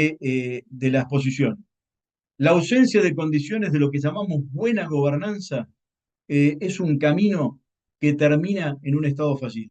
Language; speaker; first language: Spanish; native; Spanish